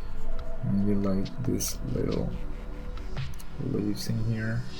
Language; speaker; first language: English; non-native, fluent; Spanish